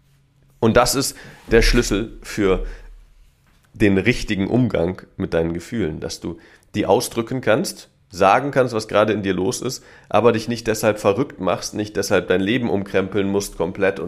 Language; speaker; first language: German; native; German